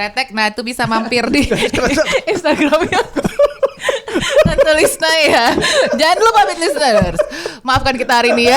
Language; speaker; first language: Indonesian; native; Indonesian